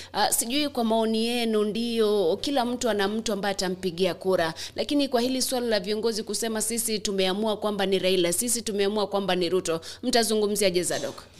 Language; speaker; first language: Swahili; non-native, local second language; Gusii